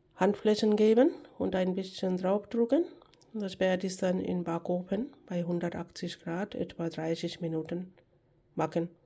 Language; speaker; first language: German; non-native, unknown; Bangla